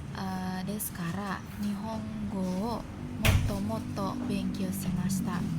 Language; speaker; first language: Japanese; non-native, learner; Indonesian